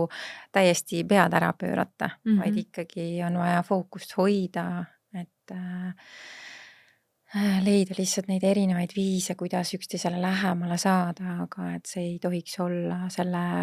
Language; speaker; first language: Estonian; native; Estonian